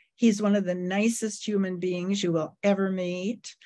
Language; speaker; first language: English; native; English